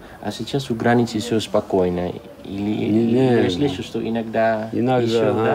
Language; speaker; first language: Russian; non-native, fluent; Dutch